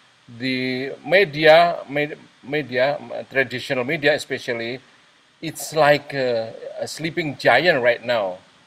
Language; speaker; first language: English; non-native, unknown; Indonesian